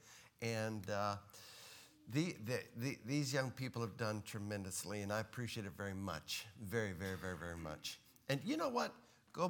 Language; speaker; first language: English; native; English